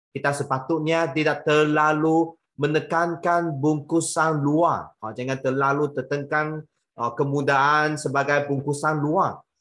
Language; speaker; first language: Malay; non-native, local second language; Chinese